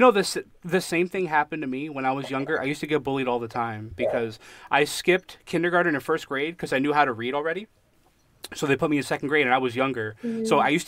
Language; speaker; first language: English; native; English